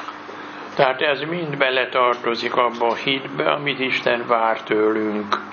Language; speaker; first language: Hungarian; native; Hungarian